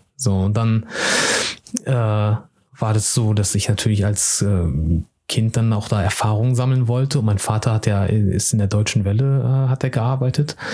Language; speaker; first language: German; early bilingual, other home language; Turkish